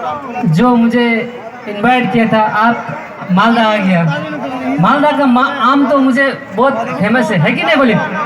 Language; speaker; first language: Hindi; non-native, local second language; Nepali